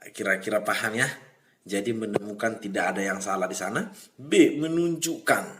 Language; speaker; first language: Indonesian; native; Indonesian